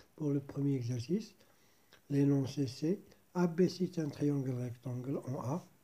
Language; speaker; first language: French; non-native, local second language; Arabic